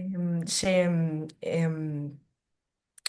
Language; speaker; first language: French; non-native, learner; Spanish